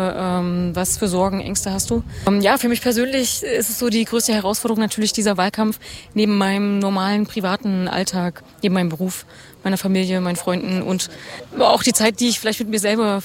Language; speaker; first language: German; native; German